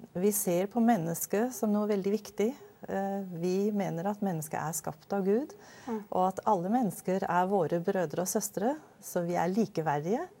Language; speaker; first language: Norwegian; early bilingual, other home language; Danish